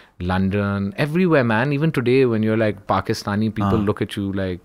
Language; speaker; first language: English; early bilingual, other home language; Urdu